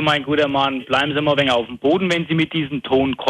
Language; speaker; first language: German; native; German